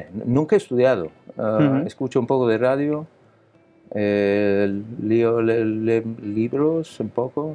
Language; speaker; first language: Spanish; non-native, learner; Italian